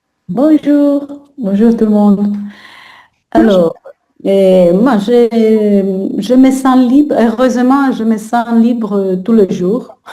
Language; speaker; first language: French; non-native, fluent; Italian